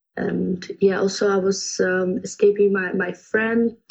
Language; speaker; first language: English; non-native, fluent; Ukrainian